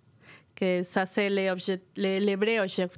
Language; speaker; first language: French; non-native, fluent; Spanish